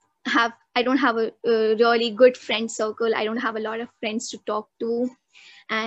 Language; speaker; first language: English; non-native, local second language; Hindi